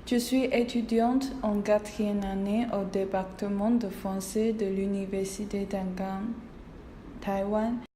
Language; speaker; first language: French; non-native, learner; Chinese